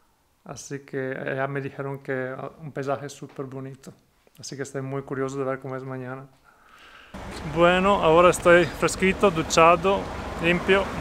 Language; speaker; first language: Spanish; non-native, fluent; Portuguese